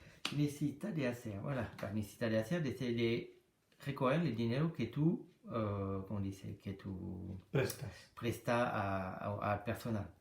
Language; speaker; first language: Spanish; non-native, learner; French